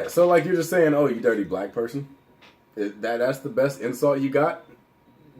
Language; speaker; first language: English; native; English